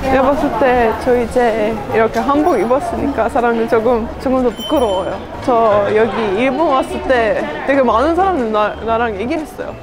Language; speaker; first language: Korean; non-native, fluent; Estonian